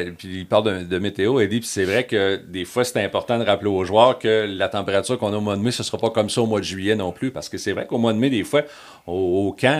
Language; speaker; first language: French; native; French